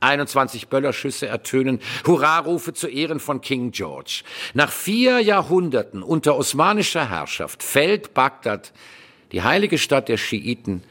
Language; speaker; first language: German; native; German